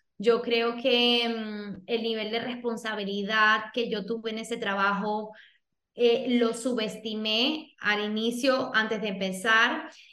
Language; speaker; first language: Spanish; early bilingual, other home language; Portuguese